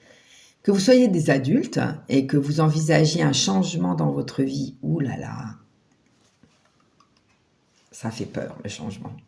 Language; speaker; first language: French; native; French